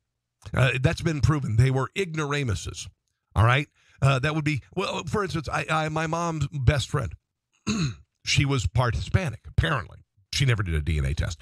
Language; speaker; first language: English; native; English